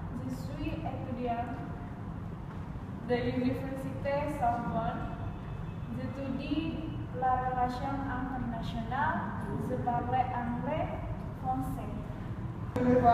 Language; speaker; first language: French; non-native, learner; Indonesian